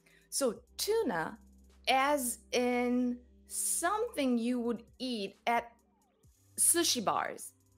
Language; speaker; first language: English; non-native, fluent; Japanese